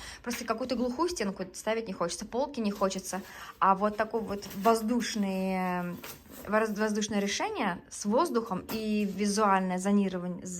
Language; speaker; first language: Russian; native; Russian